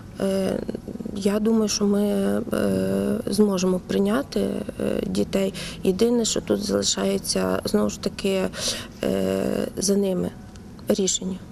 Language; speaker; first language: Ukrainian; native; Ukrainian